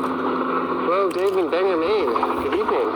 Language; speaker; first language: English; native; English